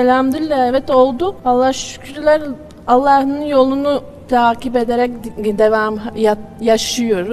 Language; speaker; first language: Turkish; non-native, fluent; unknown